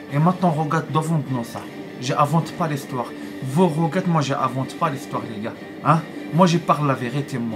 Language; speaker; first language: French; non-native, learner; Arabic